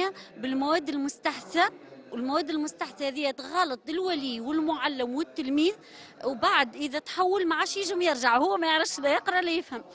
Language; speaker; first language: Arabic; native; Arabic